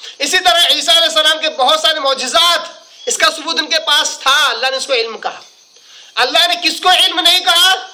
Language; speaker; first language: Urdu; native; Urdu